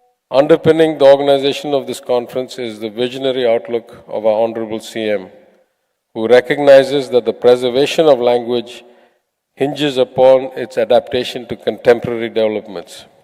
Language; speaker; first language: English; non-native, local second language; Tamil